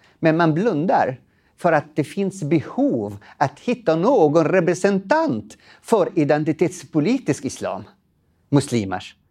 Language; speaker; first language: Swedish; non-native, fluent; Arabic